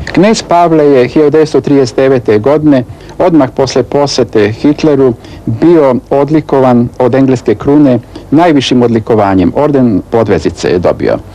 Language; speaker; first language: Bosnian; native; Bosnian